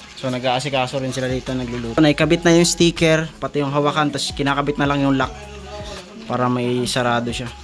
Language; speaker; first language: Filipino; non-native, local second language; Cebuano